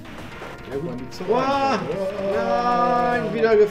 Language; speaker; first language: German; non-native, learner; French